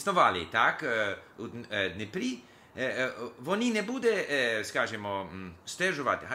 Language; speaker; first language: Ukrainian; non-native, learner; English